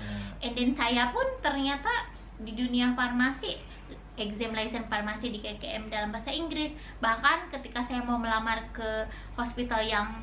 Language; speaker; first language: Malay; non-native, local second language; Sundanese